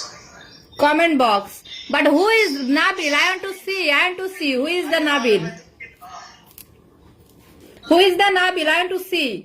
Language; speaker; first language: English; non-native, learner; Bangla